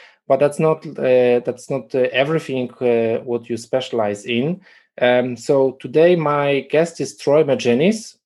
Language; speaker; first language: English; non-native, fluent; Polish